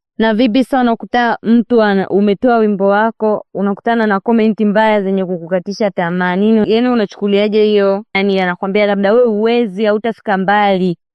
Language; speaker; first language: Swahili; native; Swahili